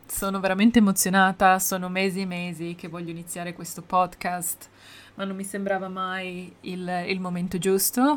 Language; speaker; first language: English; non-native, fluent; Italian